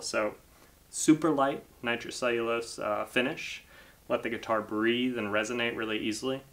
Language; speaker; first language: English; native; English